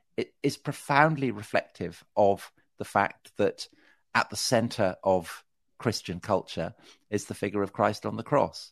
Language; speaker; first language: English; native; English